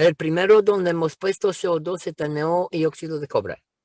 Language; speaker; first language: Spanish; non-native, fluent; Romanian